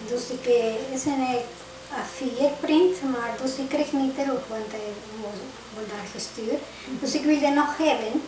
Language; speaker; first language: Dutch; non-native, fluent; Spanish